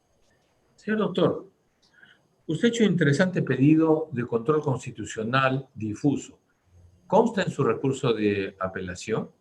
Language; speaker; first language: Spanish; native; Spanish